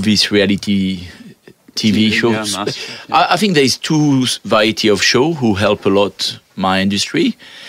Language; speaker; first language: English; non-native, fluent; French